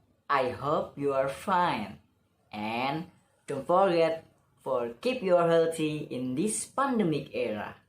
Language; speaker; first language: English; non-native, learner; Indonesian